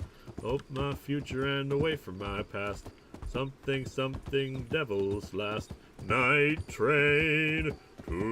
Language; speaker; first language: English; native; English